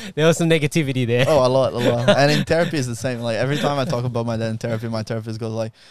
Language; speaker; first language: English; non-native, fluent; Portuguese